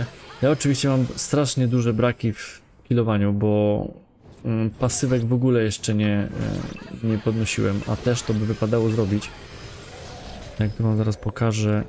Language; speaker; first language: Polish; native; Polish